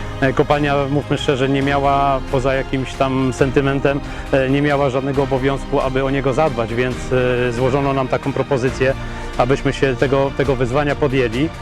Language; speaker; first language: Polish; native; Polish